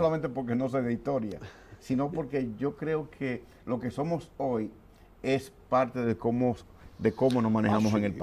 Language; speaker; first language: Spanish; native; Spanish